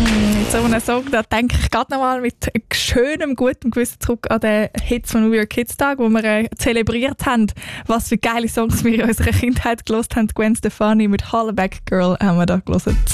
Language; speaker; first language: German; native; German